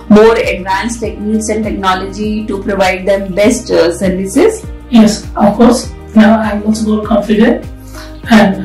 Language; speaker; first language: English; non-native, fluent; Azerbaijani